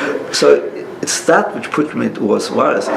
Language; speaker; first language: English; non-native, local second language; German